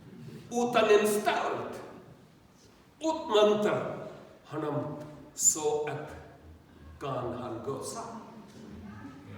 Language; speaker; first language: Swedish; non-native, learner; Urdu